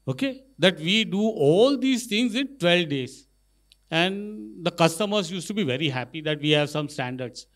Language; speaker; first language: English; non-native, local second language; Marathi